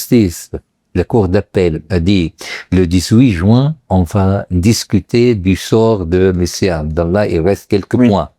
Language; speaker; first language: French; non-native, local second language; Arabic